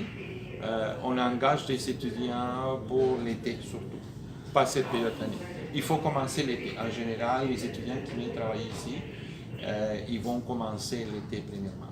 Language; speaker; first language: French; native; French